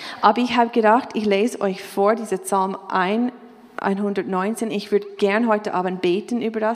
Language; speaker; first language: German; non-native, fluent; English